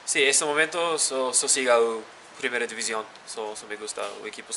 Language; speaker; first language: Spanish; non-native, learner; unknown